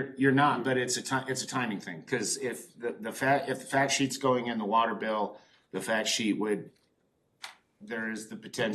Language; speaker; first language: English; native; English